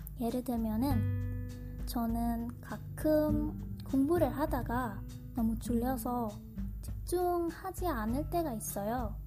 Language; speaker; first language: Korean; non-native, learner; Indonesian